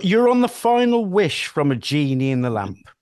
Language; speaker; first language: English; native; English